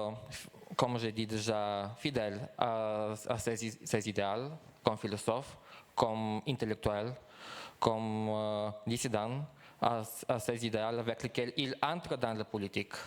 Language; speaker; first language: French; non-native, fluent; Bulgarian